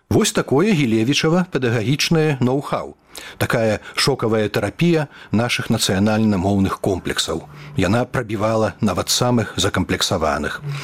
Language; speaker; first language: Belarusian; native; Belarusian